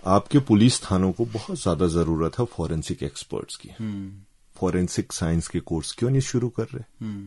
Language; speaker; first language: Hindi; native; Hindi